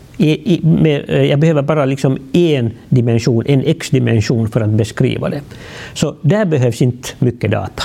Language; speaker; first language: Swedish; native; Swedish